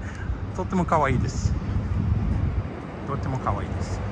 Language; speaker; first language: Japanese; non-native, fluent; Swedish